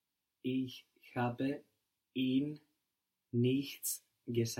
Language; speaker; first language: German; non-native, learner; English